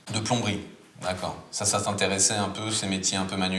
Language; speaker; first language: French; native; French